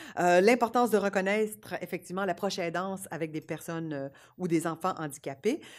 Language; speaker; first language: French; native; French